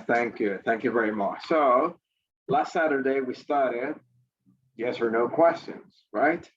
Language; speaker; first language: English; non-native, fluent; Spanish